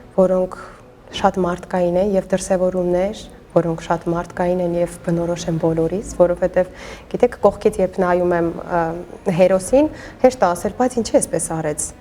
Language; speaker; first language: Armenian; native; Armenian